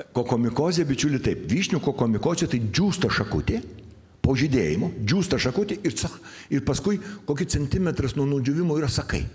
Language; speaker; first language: Lithuanian; native; Lithuanian